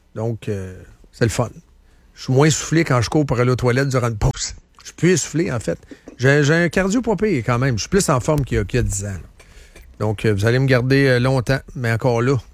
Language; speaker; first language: French; native; French